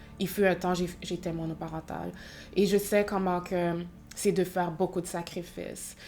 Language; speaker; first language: French; native; French